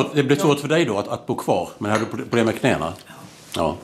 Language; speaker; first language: Swedish; native; Swedish